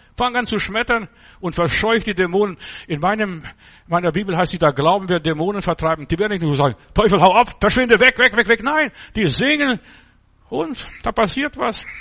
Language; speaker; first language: German; non-native, fluent; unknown